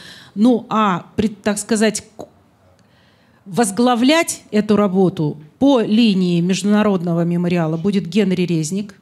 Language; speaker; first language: Russian; native; Russian